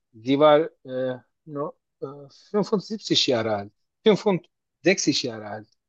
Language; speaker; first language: German; non-native, learner; Turkish